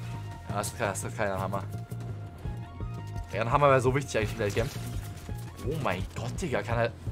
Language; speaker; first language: German; native; German